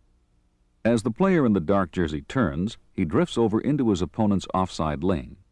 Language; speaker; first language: English; native; English